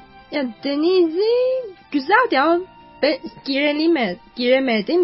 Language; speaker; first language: Turkish; non-native, fluent; Chinese